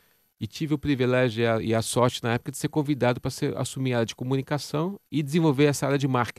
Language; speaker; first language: Portuguese; native; Portuguese